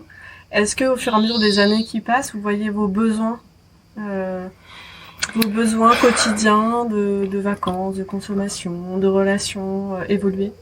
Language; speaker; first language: French; native; French